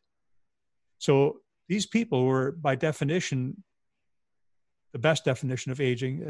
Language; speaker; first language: English; native; English